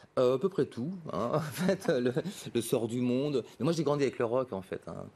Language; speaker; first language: French; native; French